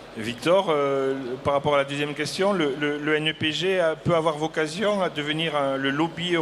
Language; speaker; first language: French; native; French